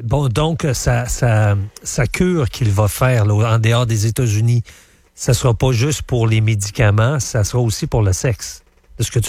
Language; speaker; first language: French; native; French